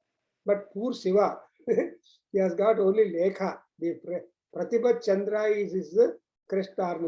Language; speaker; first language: English; non-native, local second language; Telugu